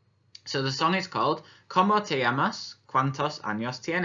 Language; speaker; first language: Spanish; non-native, fluent; English